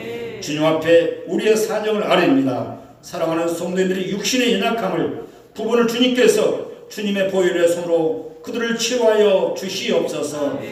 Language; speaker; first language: Korean; native; Korean